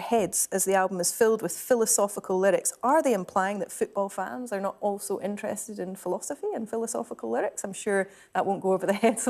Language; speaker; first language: English; native; English